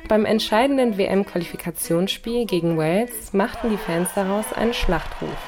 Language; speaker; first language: German; native; German